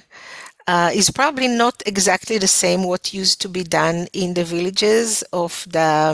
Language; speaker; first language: English; non-native, fluent; Hebrew